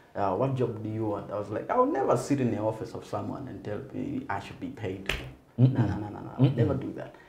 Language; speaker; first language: English; non-native, local second language; Nyanja